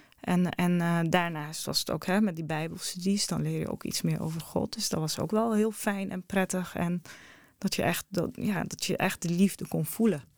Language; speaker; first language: Dutch; early bilingual, other home language; Arabic